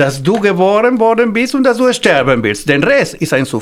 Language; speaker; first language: German; non-native, fluent; Spanish